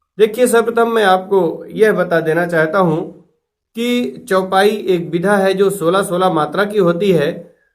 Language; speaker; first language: Hindi; native; Hindi